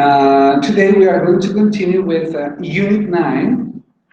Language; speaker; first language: English; non-native, fluent; Spanish